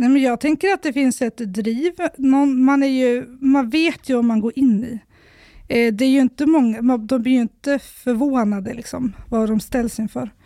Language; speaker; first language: Swedish; native; Swedish